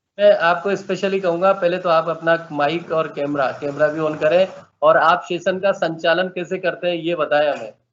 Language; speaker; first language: Hindi; native; Hindi